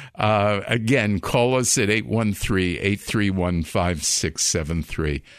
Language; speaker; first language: English; native; English